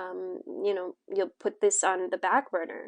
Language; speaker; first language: English; native; English